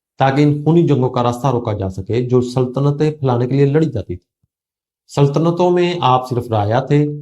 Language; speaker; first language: Urdu; native; Urdu